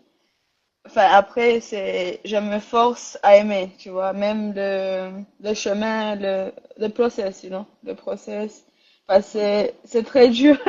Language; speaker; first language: French; non-native, learner; Rundi